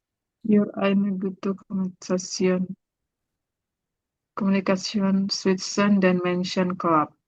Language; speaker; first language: German; non-native, learner; Indonesian